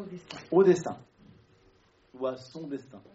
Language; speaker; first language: French; native; French